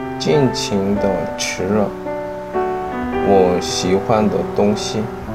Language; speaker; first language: Chinese; non-native, learner; Korean